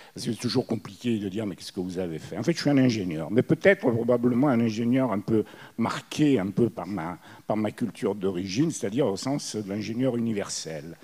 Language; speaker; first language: French; early bilingual, other home language; Italian